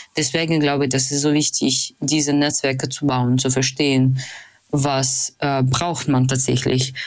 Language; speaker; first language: German; non-native, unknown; Russian